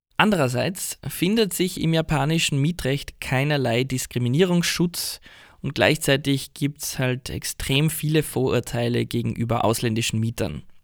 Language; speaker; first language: German; native; German